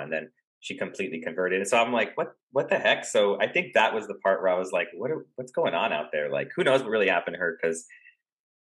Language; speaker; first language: English; native; English